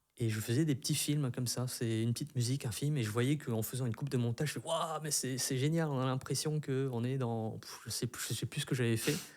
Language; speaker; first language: French; early bilingual, other home language; Vietnamese